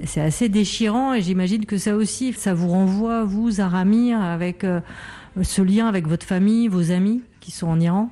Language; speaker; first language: French; native; French